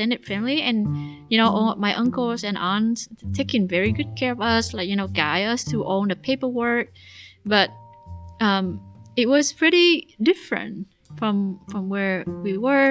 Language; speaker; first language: English; non-native, fluent; Vietnamese